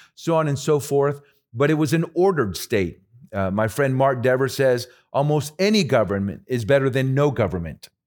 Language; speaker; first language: English; early bilingual, other home language; Spanish